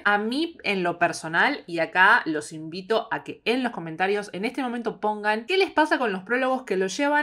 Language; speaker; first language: Spanish; native; Spanish